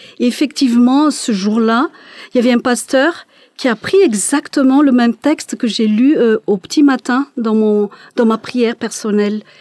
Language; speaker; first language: French; non-native, local second language; Malagasy